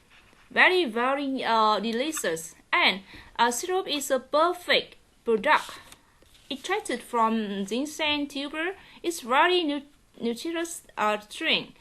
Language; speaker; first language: English; non-native, learner; Vietnamese